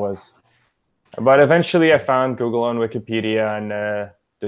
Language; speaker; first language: English; early bilingual, other home language; Yiddish